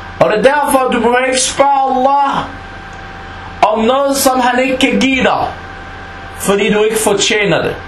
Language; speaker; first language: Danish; non-native, fluent; Arabic